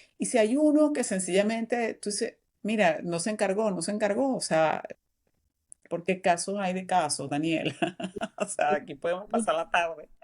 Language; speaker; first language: Spanish; native; Spanish